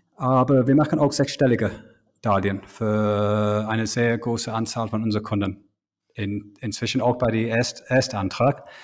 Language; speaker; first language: German; non-native, fluent; English